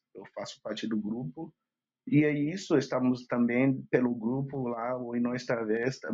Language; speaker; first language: Portuguese; non-native, fluent; Yoruba